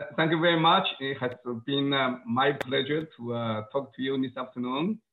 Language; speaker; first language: English; non-native, fluent; Chinese